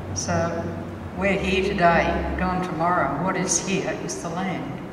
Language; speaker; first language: English; native; English